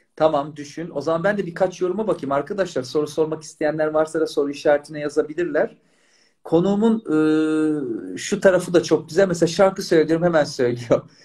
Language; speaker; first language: Turkish; native; Turkish